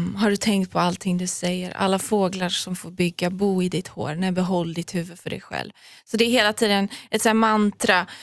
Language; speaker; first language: Swedish; early bilingual, other home language; Persian